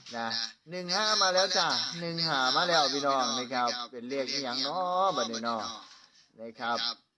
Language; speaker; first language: Thai; native; Thai